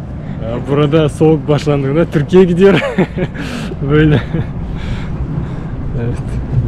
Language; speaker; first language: Turkish; non-native, learner; Bashkir